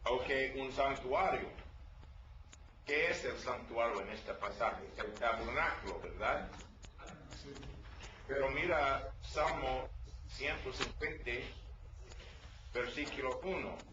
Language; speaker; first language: Spanish; non-native, learner; English